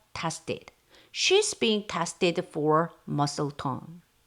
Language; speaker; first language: English; non-native, fluent; Korean